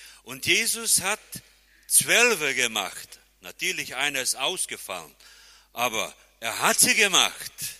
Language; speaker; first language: German; non-native, fluent; Portuguese